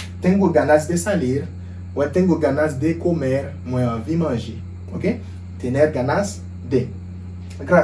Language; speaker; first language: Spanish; non-native, fluent; Haitian Creole